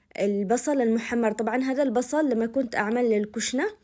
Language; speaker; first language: Arabic; native; Arabic